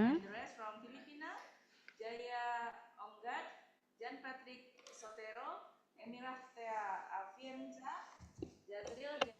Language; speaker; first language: English; non-native, fluent; Indonesian